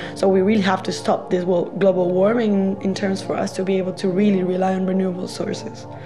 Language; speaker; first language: English; non-native, fluent; Spanish